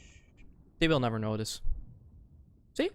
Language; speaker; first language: English; non-native, fluent; Dutch